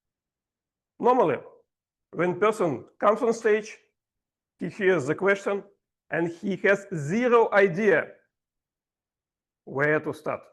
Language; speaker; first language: English; non-native, fluent; Russian